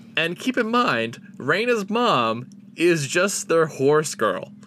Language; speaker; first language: English; native; English